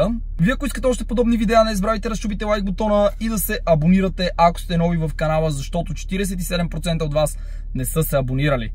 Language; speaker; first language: Bulgarian; native; Bulgarian